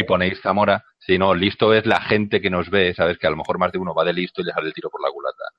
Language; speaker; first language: Spanish; native; Spanish